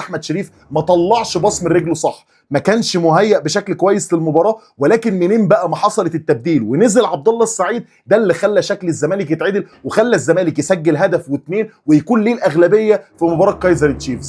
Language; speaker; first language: Arabic; native; Arabic